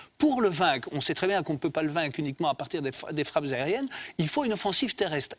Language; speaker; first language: French; native; French